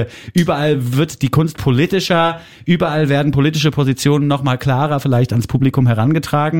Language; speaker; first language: German; native; German